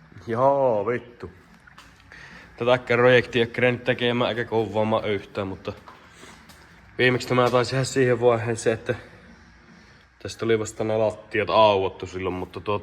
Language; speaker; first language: Finnish; native; Finnish